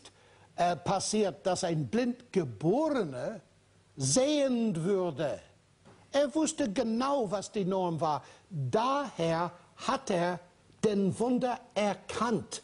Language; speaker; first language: German; non-native, fluent; English